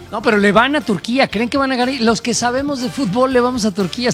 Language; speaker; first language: Spanish; native; Spanish